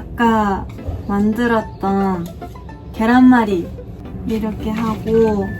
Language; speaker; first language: Korean; non-native, fluent; Japanese